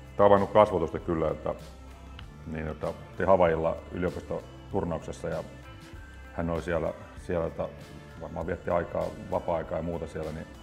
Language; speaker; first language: Finnish; native; Finnish